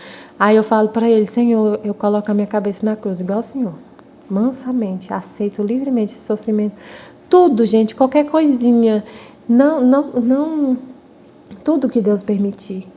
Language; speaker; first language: Portuguese; native; Portuguese